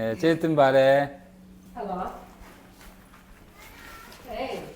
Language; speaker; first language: Korean; native; Korean